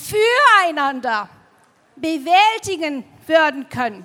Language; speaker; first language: German; non-native, fluent; Arabic